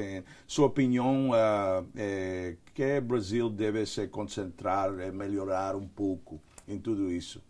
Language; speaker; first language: Portuguese; non-native, learner; Spanish